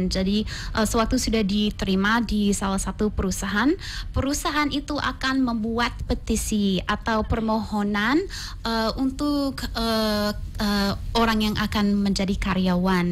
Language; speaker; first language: Indonesian; non-native, fluent; English